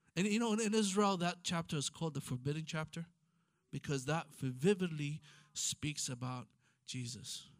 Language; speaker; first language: English; non-native, fluent; Amharic